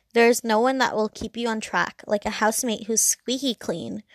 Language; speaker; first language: English; non-native, local second language; Cantonese